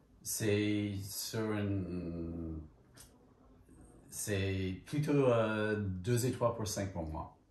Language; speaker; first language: French; non-native, fluent; English